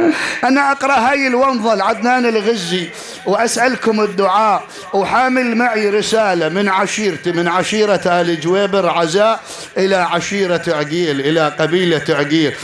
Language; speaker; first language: Arabic; native; Arabic